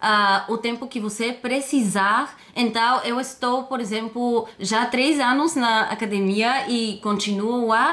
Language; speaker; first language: Portuguese; non-native, fluent; Bulgarian